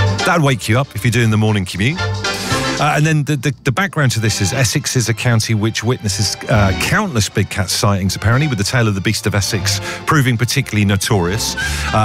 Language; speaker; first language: English; native; English